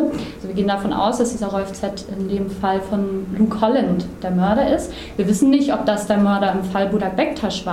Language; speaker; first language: German; native; German